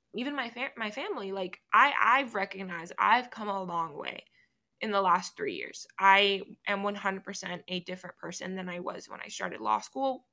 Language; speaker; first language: English; early bilingual, other home language; Spanish